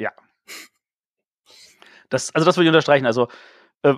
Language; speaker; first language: German; native; German